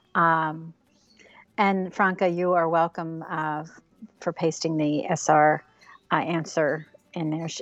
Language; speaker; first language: English; native; English